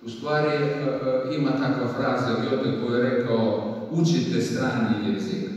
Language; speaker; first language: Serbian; non-native, fluent; Russian